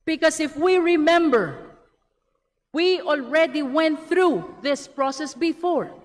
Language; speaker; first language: English; non-native, local second language; Filipino